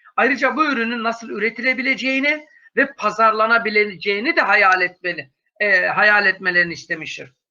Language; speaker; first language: Turkish; native; Turkish